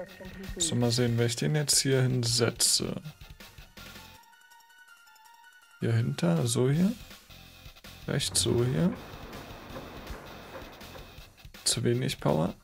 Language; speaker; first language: German; native; German